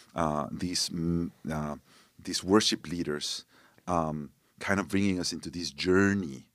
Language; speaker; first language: English; non-native, fluent; Spanish